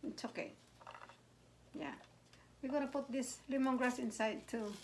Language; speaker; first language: English; non-native, local second language; Filipino